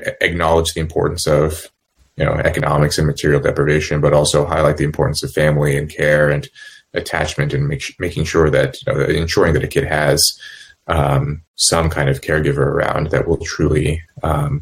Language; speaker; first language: English; native; English